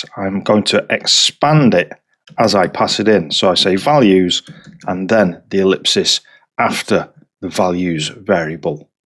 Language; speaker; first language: English; native; English